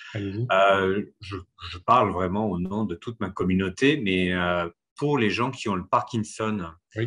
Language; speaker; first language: French; native; French